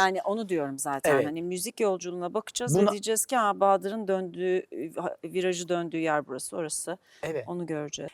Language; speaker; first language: Turkish; native; Turkish